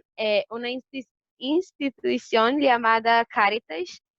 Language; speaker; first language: Spanish; non-native, learner; Portuguese